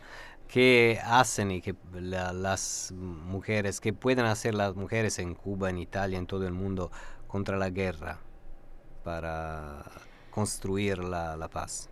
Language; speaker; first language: Spanish; non-native, fluent; Italian